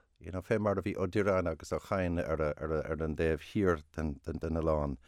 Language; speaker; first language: Irish; non-native, local second language; English